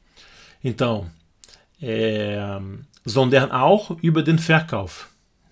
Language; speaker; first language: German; non-native, fluent; Portuguese